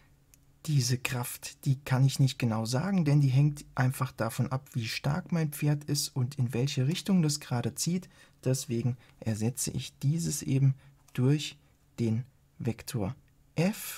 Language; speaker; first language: German; native; German